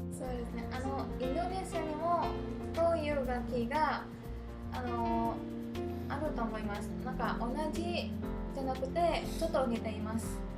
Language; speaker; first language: Japanese; non-native, learner; Indonesian